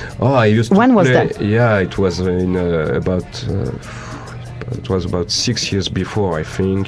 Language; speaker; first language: English; non-native, learner; French